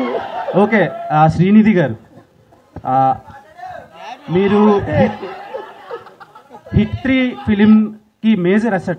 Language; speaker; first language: Telugu; native; Telugu